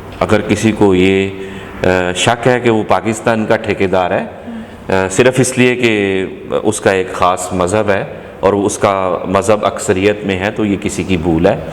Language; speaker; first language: Urdu; non-native, local second language; Punjabi